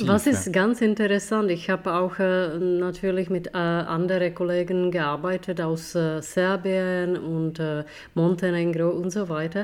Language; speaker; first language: German; non-native, fluent; Czech